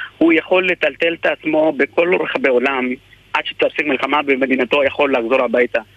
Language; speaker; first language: Hebrew; non-native, fluent; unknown